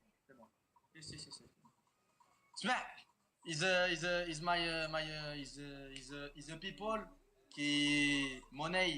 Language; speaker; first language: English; non-native, learner; French